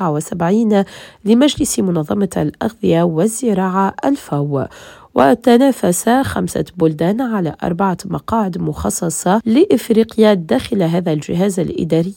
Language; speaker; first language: Arabic; native; Arabic